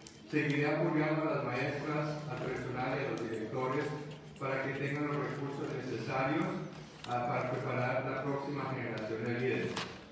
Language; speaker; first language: Spanish; early bilingual, heritage; Spanish